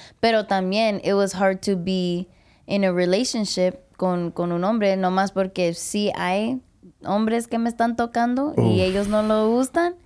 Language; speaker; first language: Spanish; early bilingual, heritage; English